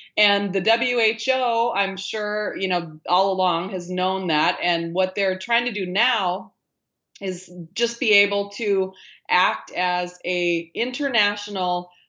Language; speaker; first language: English; native; English